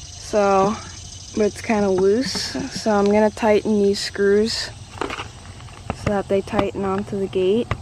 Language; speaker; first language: English; native; English